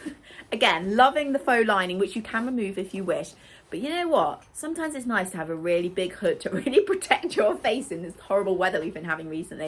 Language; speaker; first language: English; native; English